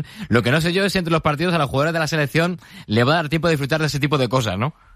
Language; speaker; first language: Spanish; native; Spanish